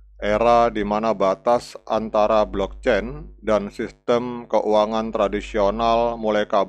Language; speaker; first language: Indonesian; native; Indonesian